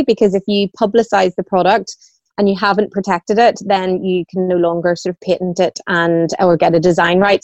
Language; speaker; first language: English; native; English